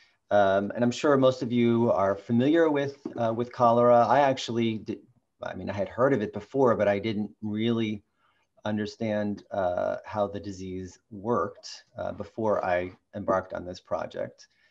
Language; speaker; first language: English; native; English